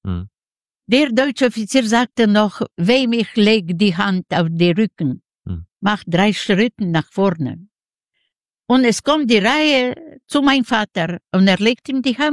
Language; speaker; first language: German; non-native, learner; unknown